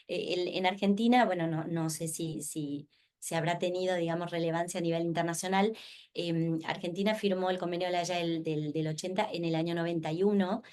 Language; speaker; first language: Spanish; native; Spanish